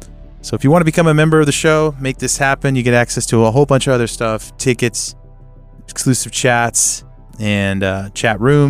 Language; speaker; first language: English; native; English